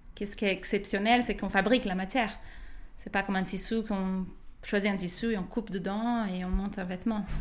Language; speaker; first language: French; non-native, fluent; Portuguese